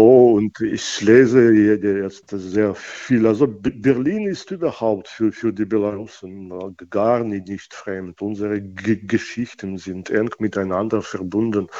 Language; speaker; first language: German; non-native, fluent; Russian